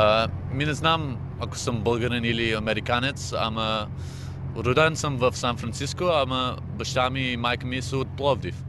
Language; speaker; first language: Bulgarian; early bilingual, heritage; English